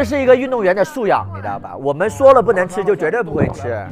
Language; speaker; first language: Chinese; non-native, local second language; Cantonese